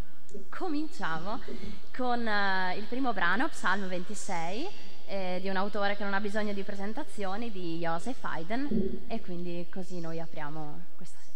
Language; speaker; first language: Italian; native; Italian